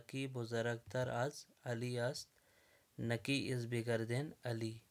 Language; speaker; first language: Persian; non-native, fluent; Urdu